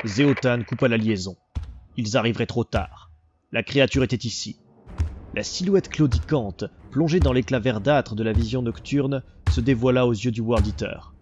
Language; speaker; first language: French; native; French